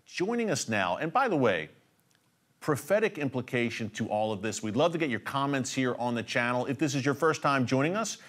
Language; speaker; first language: English; native; English